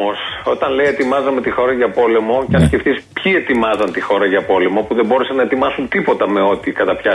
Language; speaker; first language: Greek; native; Greek